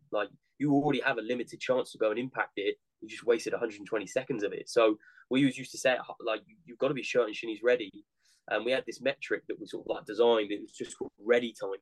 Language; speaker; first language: English; native; English